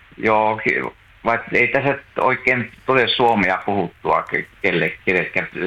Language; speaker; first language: Finnish; native; Finnish